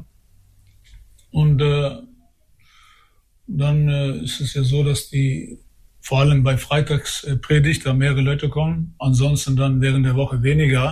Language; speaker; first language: German; early bilingual, other home language; Albanian